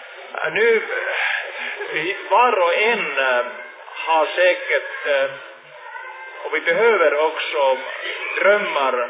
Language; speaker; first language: Swedish; non-native, fluent; Finnish